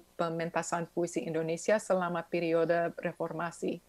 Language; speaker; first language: Indonesian; early bilingual, other home language; English